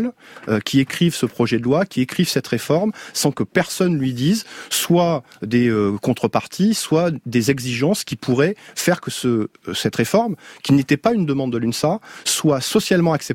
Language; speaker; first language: French; native; French